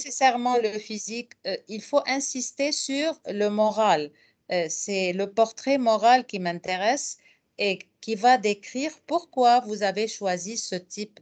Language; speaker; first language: French; non-native, fluent; Arabic